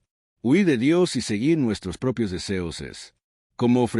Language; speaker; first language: Spanish; native; Spanish